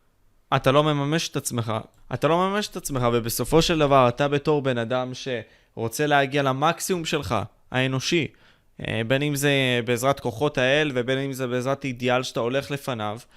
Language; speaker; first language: Hebrew; native; Hebrew